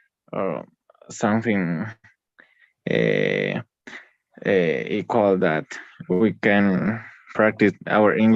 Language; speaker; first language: English; non-native, learner; Spanish